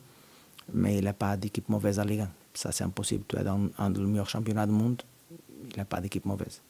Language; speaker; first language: French; non-native, learner; Portuguese